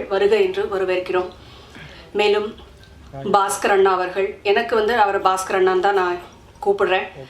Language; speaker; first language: Tamil; native; Tamil